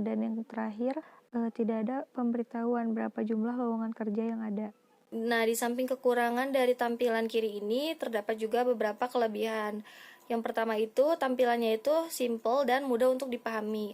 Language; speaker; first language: Indonesian; native; Indonesian